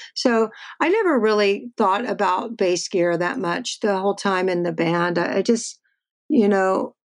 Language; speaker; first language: English; native; English